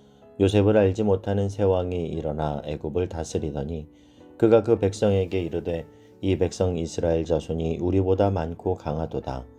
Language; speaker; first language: Korean; native; Korean